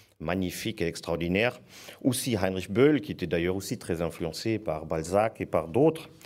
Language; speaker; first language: French; non-native, fluent; German